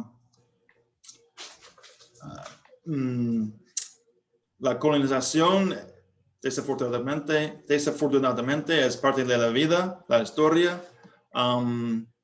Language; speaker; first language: Spanish; non-native, fluent; English